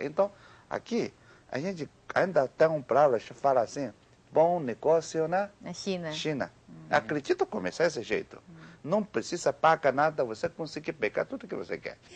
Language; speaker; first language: Portuguese; non-native, learner; Chinese